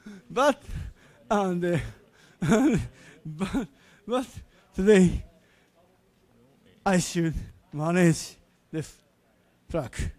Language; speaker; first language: English; non-native, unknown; Japanese